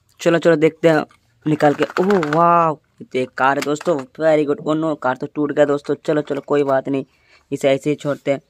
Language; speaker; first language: Hindi; native; Hindi